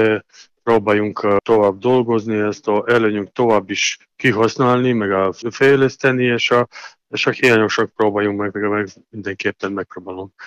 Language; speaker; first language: Hungarian; non-native, learner; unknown